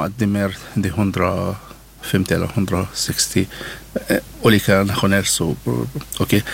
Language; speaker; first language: Swedish; non-native, learner; Arabic